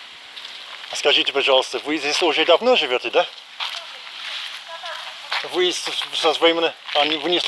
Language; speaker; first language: Russian; non-native, learner; English